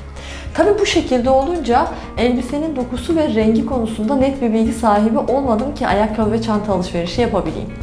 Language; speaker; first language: Turkish; native; Turkish